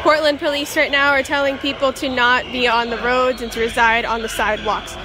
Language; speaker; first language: English; native; English